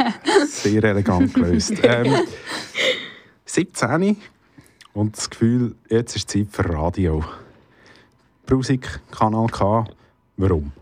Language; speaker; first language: German; native; German